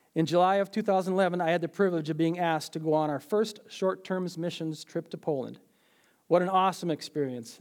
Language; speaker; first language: English; native; English